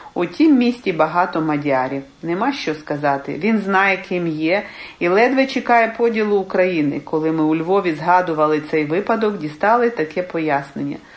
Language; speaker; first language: Ukrainian; early bilingual, heritage; Ukrainian